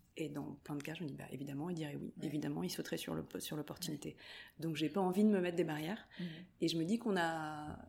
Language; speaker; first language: French; native; French